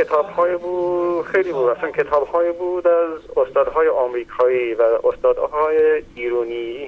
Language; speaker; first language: Persian; early bilingual, heritage; Persian